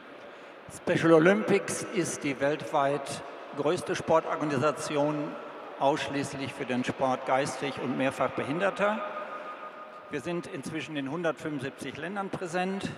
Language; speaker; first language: German; native; German